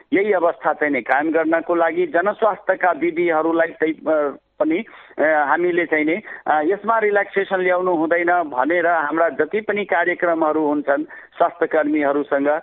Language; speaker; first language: Nepali; non-native, local second language; Maithili